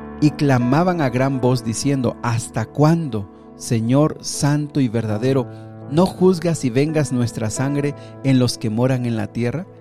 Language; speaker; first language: Spanish; native; Spanish